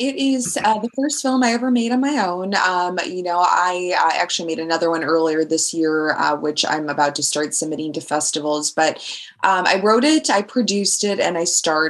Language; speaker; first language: English; native; English